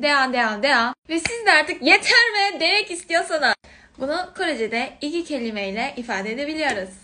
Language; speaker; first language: Turkish; non-native, fluent; Korean